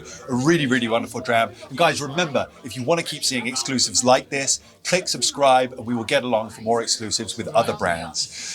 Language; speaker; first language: English; native; English